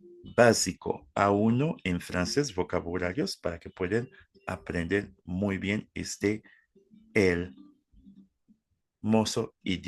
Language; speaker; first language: Spanish; non-native, fluent; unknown